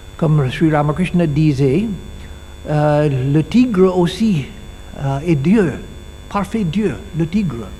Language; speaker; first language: French; non-native, learner; English